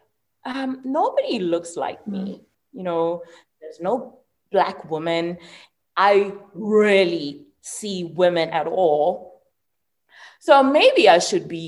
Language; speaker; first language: English; non-native, local second language; Xhosa